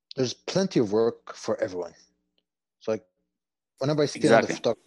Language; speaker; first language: English; non-native, fluent; Arabic